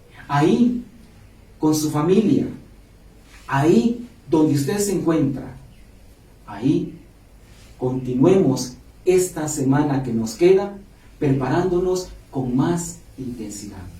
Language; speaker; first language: Spanish; native; Spanish